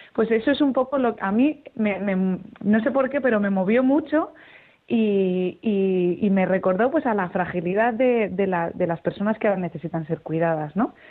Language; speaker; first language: Spanish; native; Spanish